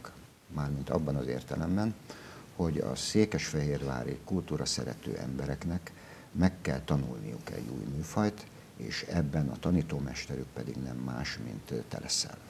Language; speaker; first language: Hungarian; native; Hungarian